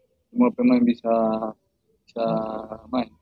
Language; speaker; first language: Indonesian; non-native, fluent; Spanish